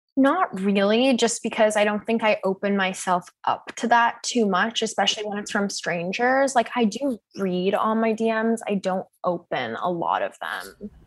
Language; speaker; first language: English; native; English